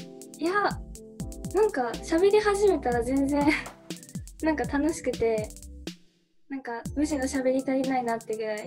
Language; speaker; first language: Japanese; native; Japanese